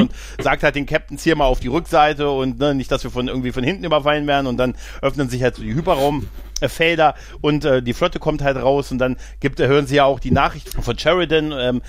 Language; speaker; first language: German; native; German